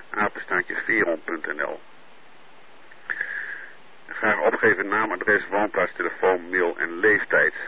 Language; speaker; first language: Dutch; native; Dutch